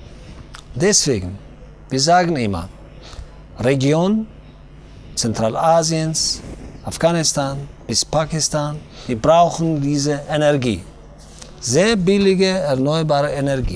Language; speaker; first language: German; non-native, fluent; Tajik